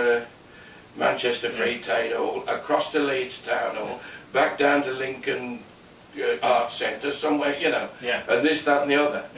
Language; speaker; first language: English; native; English